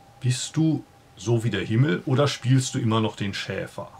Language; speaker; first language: German; native; German